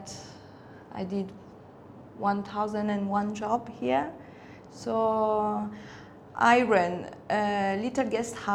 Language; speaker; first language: English; non-native, fluent; Spanish